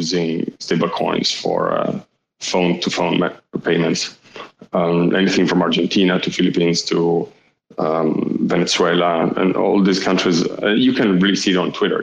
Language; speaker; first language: English; non-native, fluent; Italian